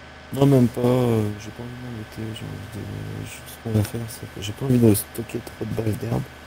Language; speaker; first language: French; native; French